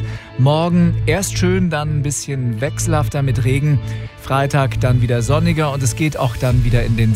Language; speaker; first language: German; native; German